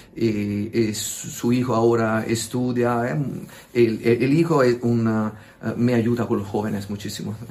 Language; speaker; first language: Spanish; non-native, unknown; Italian